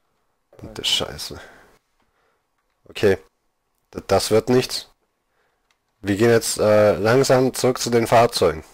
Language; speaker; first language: German; native; German